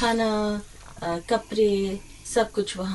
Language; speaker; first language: Hindi; early bilingual, heritage; English